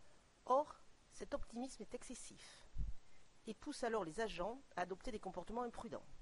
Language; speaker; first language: French; native; French